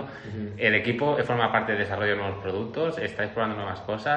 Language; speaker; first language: Spanish; native; Spanish